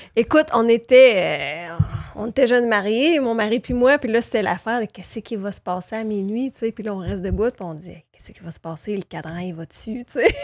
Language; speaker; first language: French; native; French